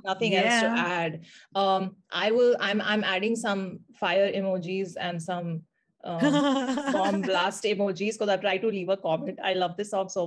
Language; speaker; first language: English; non-native, local second language; Hindi